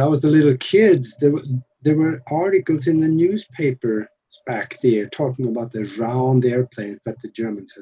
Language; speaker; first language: English; non-native, fluent; Norwegian